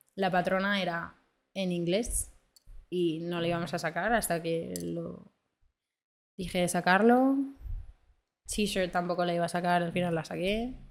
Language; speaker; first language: Spanish; early bilingual, other home language; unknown